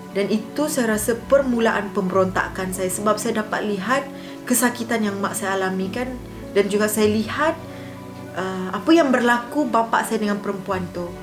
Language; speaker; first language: Malay; non-native, local second language; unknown